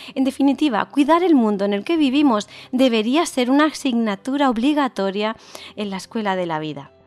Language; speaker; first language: Spanish; native; Spanish